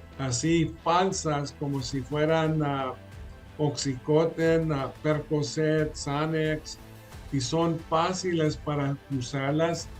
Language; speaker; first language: Spanish; early bilingual, other home language; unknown